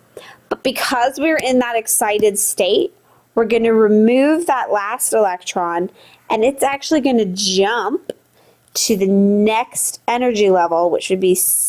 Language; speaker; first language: English; native; English